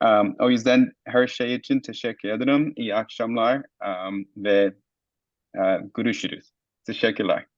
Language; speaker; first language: Turkish; non-native, fluent; English